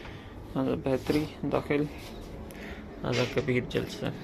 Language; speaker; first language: Arabic; non-native, learner; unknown